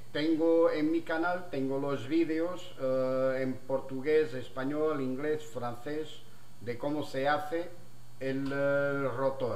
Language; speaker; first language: Spanish; non-native, fluent; Portuguese